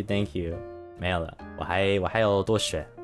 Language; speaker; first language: Chinese; non-native, learner; English